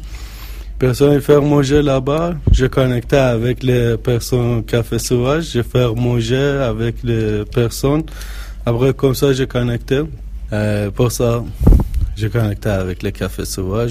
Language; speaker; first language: French; non-native, learner; Persian